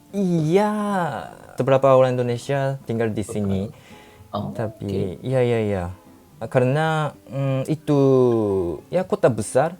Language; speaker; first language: Indonesian; non-native, learner; Japanese